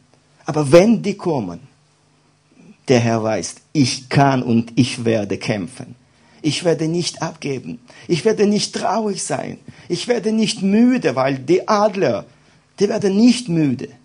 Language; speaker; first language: German; non-native, fluent; Russian